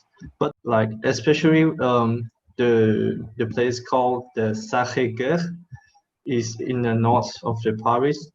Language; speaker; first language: English; non-native, fluent; Thai